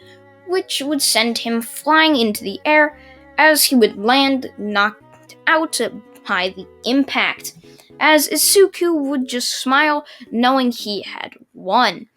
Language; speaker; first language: English; native; English